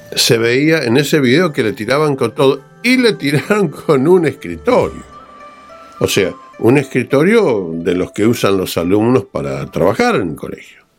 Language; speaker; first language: Spanish; native; Spanish